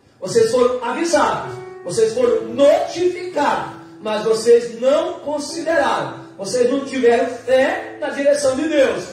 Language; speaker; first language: Portuguese; native; Portuguese